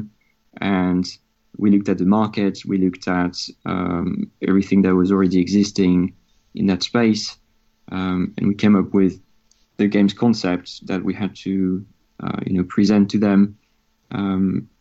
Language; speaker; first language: English; non-native, fluent; French